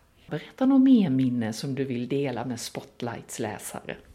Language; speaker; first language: Swedish; native; Swedish